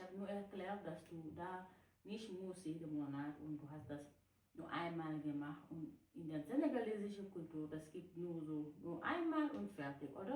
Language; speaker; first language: German; non-native, fluent; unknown